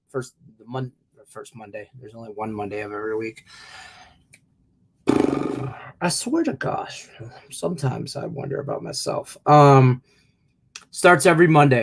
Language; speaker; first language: English; native; English